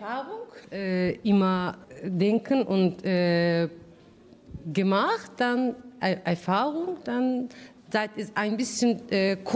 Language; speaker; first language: German; non-native, learner; Turkish